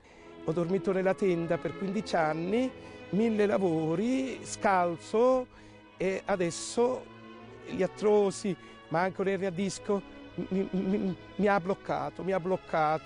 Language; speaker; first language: Italian; native; Italian